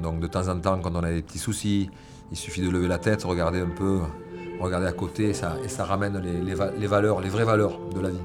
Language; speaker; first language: French; native; French